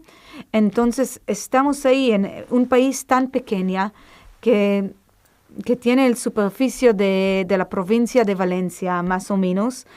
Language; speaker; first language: Spanish; non-native, fluent; Hebrew